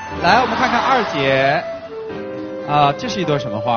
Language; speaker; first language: Chinese; native; Chinese